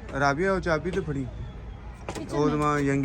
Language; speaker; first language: Turkish; non-native, learner; Urdu